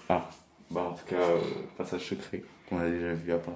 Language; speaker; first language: French; native; French